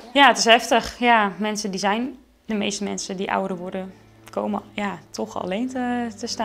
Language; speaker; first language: Dutch; native; Dutch